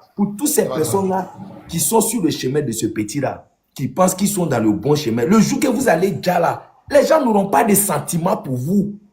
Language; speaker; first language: French; non-native, local second language; Dyula